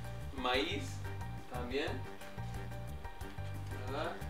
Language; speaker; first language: Spanish; early bilingual, heritage; English